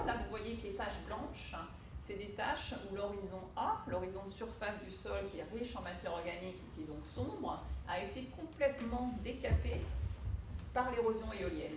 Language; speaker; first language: French; native; French